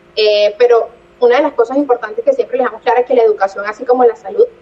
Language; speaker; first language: Spanish; native; Spanish